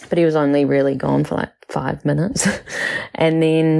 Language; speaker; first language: English; native; English